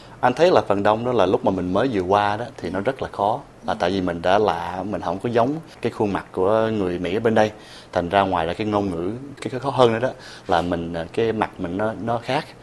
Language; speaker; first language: Vietnamese; early bilingual, heritage; Vietnamese